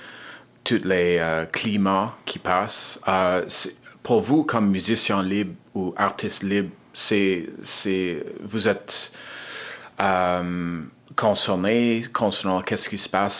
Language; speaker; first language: French; non-native, learner; English